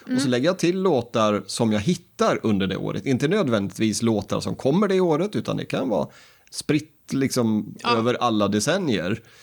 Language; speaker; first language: Swedish; native; Swedish